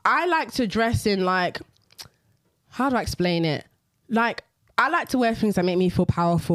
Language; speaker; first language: English; native; English